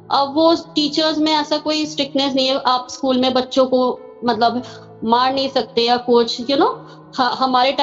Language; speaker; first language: Hindi; native; Hindi